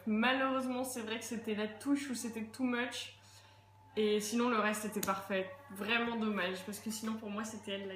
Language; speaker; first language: French; native; French